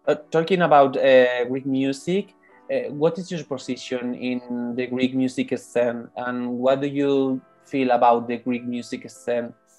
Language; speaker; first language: English; non-native, learner; Spanish